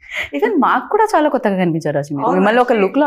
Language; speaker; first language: Telugu; native; Telugu